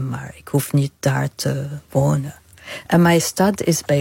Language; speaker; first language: Dutch; non-native, fluent; Arabic